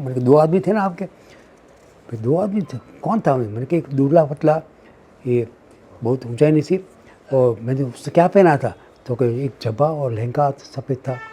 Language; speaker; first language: Hindi; non-native, local second language; Gujarati